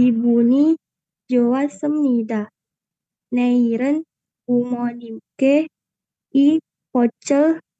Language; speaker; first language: Korean; non-native, learner; Indonesian